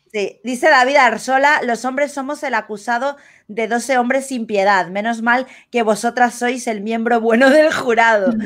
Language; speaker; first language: Spanish; native; Spanish